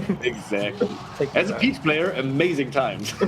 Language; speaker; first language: English; non-native, fluent; German